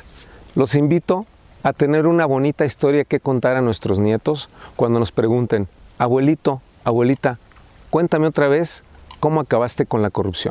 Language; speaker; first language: Spanish; native; Spanish